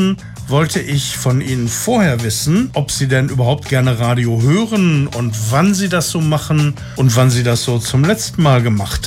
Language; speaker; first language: German; native; German